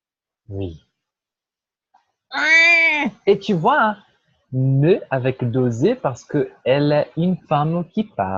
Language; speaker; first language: French; non-native, fluent; Portuguese